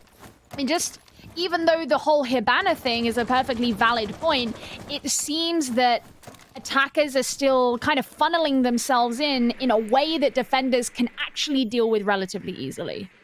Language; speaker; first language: English; native; English